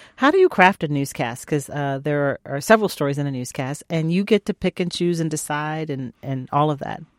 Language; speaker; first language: English; native; English